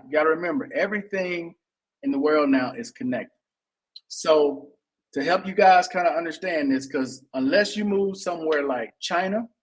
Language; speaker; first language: English; native; English